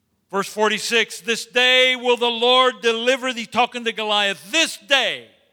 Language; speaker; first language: English; native; English